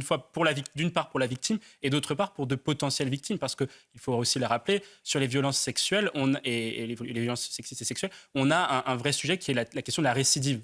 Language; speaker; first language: French; native; French